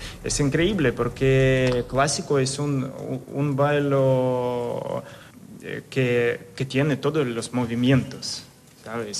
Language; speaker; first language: Spanish; non-native, fluent; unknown